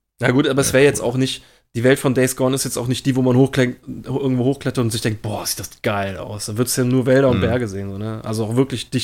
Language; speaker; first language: German; native; German